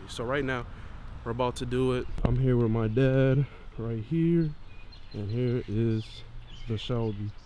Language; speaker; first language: English; native; English